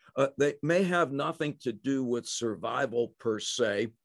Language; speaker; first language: English; native; English